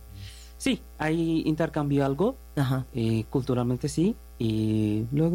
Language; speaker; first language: Spanish; non-native, learner; Bangla